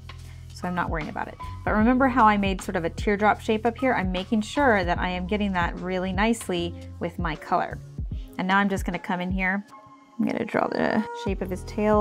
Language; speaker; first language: English; native; English